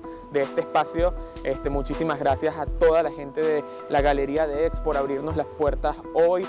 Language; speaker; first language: Spanish; native; Spanish